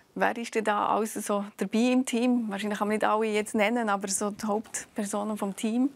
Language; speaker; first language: German; native; German